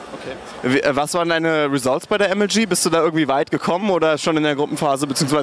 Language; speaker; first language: German; native; German